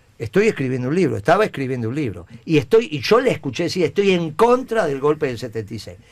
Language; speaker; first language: Spanish; native; Spanish